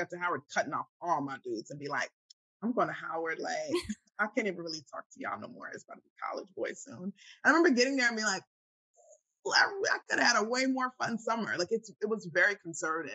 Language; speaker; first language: English; native; English